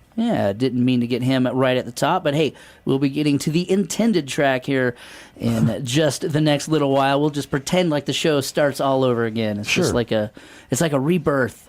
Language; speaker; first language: English; native; English